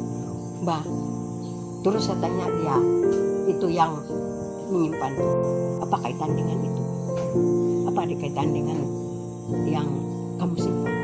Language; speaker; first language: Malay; non-native, local second language; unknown